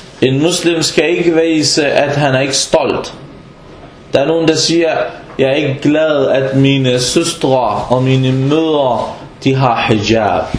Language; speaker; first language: Danish; non-native, fluent; Arabic